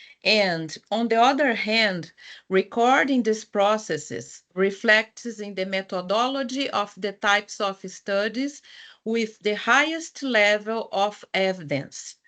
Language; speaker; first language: English; non-native, fluent; Portuguese